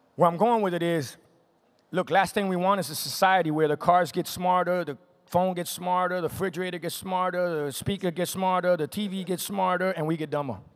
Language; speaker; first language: English; native; English